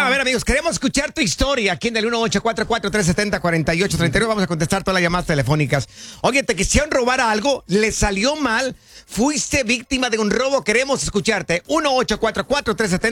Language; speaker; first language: Spanish; early bilingual, heritage; Spanish